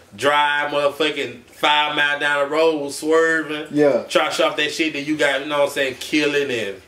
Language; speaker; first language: English; native; English